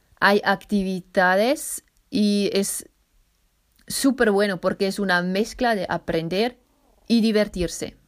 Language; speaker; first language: Spanish; non-native, fluent; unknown